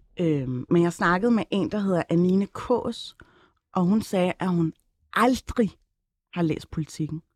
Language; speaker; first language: Danish; early bilingual, other home language; Turkish